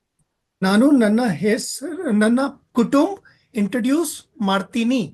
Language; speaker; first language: Kannada; non-native, learner; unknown